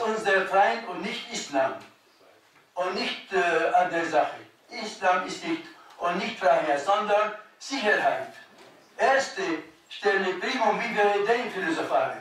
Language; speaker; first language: German; non-native, learner; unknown